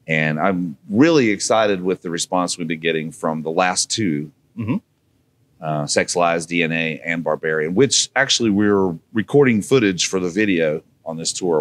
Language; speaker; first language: English; native; English